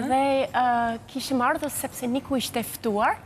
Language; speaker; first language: Albanian; non-native, fluent; English